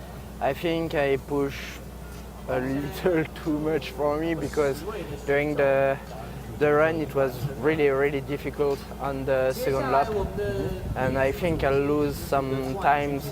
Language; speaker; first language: English; non-native, fluent; French